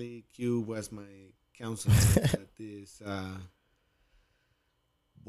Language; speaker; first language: English; non-native, fluent; Spanish